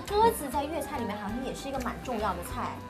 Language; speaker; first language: Chinese; native; Chinese